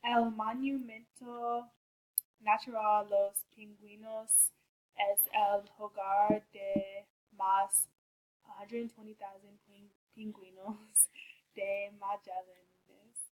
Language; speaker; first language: Spanish; non-native, learner; English